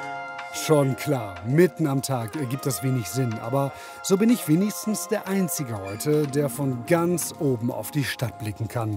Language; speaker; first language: German; native; German